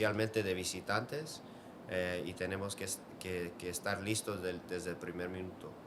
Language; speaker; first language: Spanish; early bilingual, heritage; English